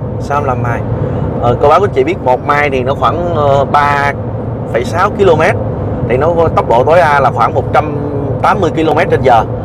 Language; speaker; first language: Vietnamese; native; Vietnamese